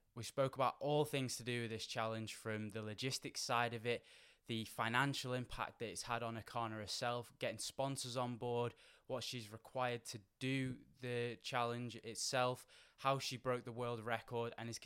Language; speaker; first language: English; native; English